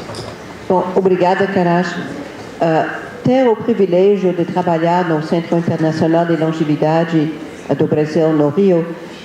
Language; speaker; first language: Portuguese; non-native, fluent; English